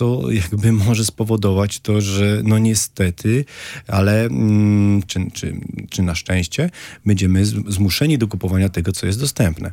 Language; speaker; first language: Polish; native; Polish